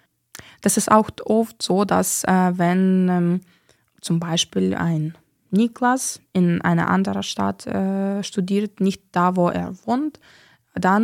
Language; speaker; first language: German; non-native, fluent; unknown